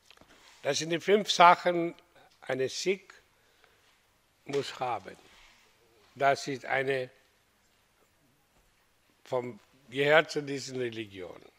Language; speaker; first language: German; non-native, fluent; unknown